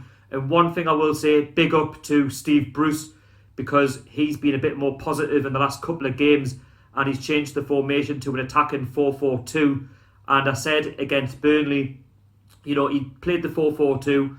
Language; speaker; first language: English; native; English